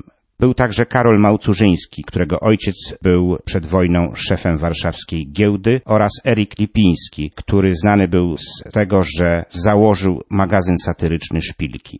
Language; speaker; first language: Polish; native; Polish